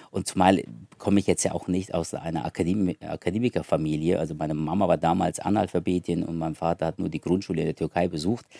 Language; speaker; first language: German; early bilingual, other home language; Turkish